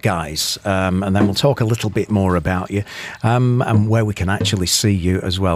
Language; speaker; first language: English; native; English